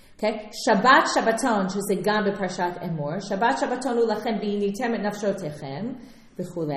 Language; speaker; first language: Hebrew; non-native, fluent; English